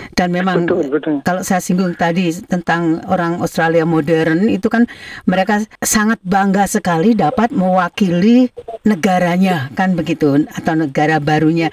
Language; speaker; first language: Indonesian; native; Indonesian